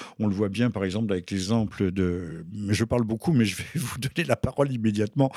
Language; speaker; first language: French; native; French